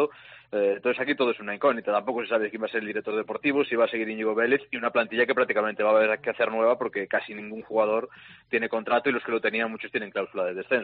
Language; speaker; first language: Spanish; native; Spanish